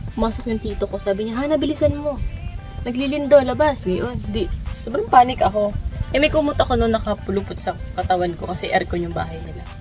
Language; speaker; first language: Filipino; non-native, local second language; Bikol